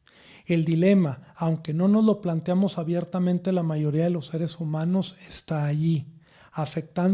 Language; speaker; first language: Spanish; native; Spanish